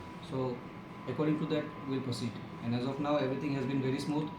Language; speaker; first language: English; non-native, local second language; Bangla